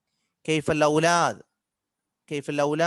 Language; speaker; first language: Arabic; non-native, fluent; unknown